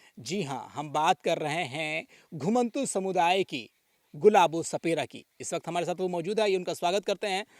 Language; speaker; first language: Hindi; native; Hindi